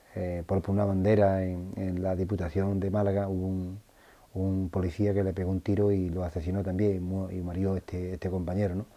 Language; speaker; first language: Spanish; native; Spanish